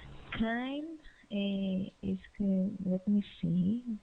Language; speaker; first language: English; non-native, learner; Spanish